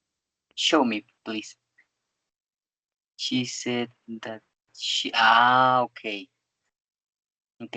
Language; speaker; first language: English; non-native, learner; Spanish